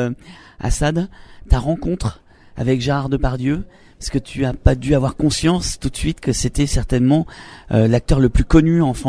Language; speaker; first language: French; native; French